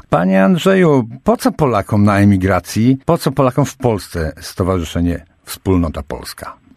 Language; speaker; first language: Polish; native; Polish